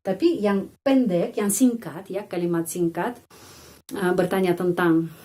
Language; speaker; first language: Indonesian; non-native, fluent; Russian